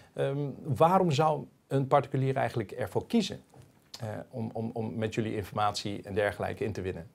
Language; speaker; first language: Dutch; native; Dutch